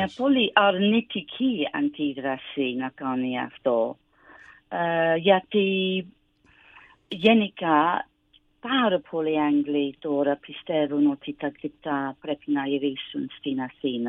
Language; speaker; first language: Greek; non-native, learner; English